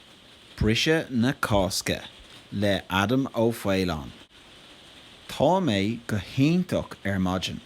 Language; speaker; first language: Irish; non-native, local second language; English